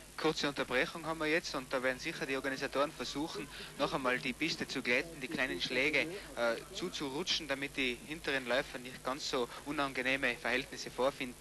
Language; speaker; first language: German; native; German